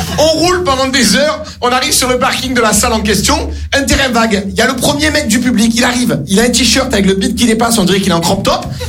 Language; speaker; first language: French; native; French